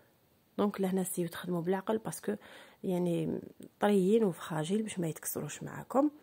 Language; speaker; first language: Arabic; native; Arabic